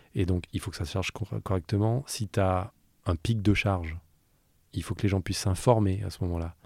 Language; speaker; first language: French; native; French